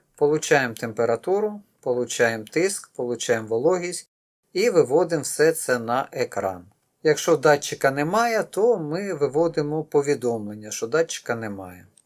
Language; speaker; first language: Ukrainian; non-native, local second language; Russian